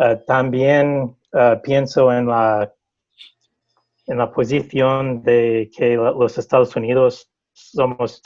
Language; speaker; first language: Spanish; non-native, fluent; English